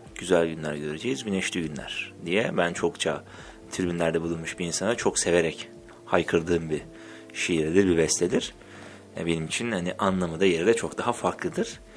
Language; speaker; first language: Turkish; native; Turkish